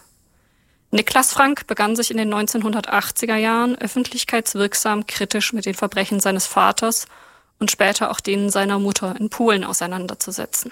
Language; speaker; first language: German; native; German